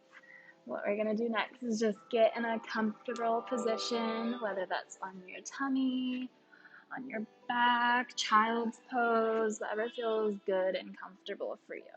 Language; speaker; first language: English; native; English